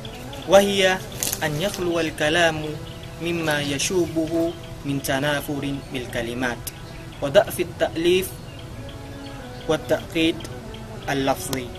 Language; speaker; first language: Arabic; non-native, learner; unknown